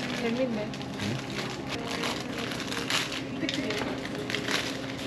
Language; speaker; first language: Korean; non-native, learner; Vietnamese